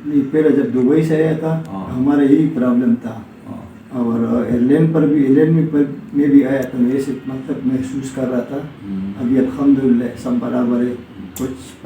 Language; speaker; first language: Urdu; non-native, local second language; Pashto